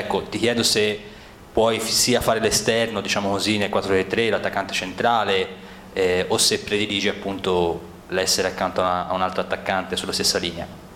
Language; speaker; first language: Italian; native; Italian